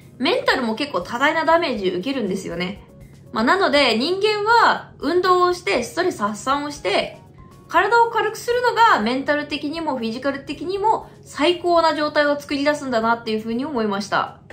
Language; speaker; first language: Japanese; native; Japanese